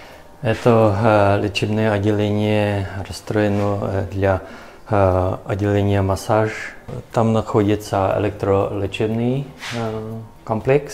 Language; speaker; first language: Russian; non-native, learner; Czech